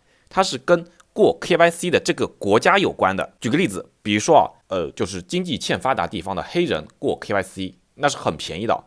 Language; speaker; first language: Chinese; native; Chinese